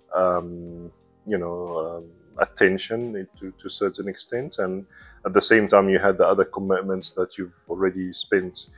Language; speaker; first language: English; non-native, fluent; Arabic